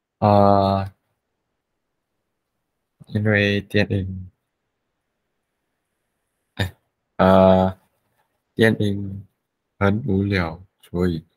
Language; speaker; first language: Chinese; non-native, learner; Vietnamese